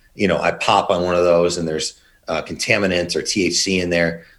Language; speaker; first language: English; native; English